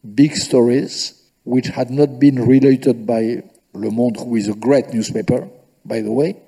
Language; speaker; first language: English; non-native, fluent; French